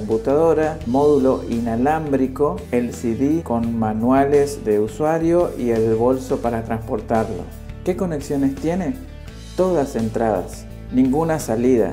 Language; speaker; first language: Spanish; native; Spanish